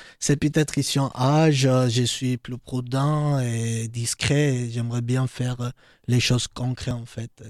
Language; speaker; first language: French; non-native, learner; Georgian